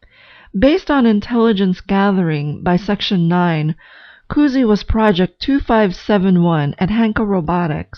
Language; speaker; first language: English; native; English